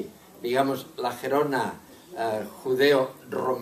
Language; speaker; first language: Spanish; non-native, local second language; Catalan